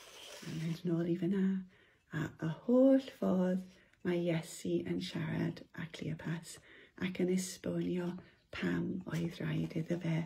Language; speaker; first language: Welsh; non-native, local second language; English